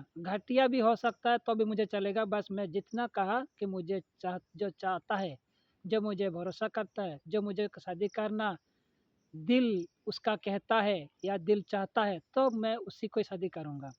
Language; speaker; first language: Hindi; non-native, local second language; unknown